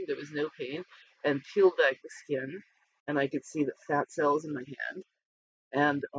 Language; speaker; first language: English; native; English